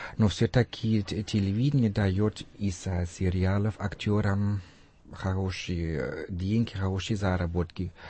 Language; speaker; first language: Russian; non-native, fluent; German